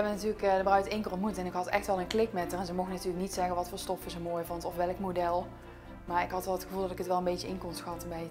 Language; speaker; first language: Dutch; native; Dutch